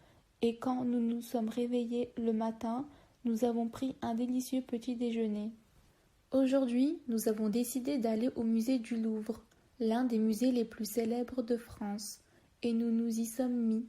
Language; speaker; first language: French; non-native, learner; Turkish